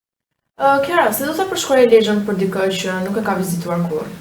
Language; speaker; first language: Albanian; native; Albanian